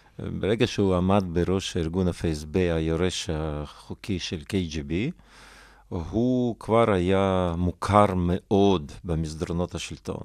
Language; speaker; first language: Hebrew; non-native, fluent; Russian